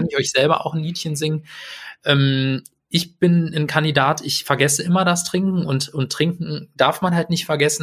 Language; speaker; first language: German; native; German